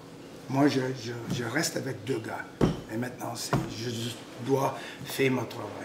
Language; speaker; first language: French; non-native, local second language; English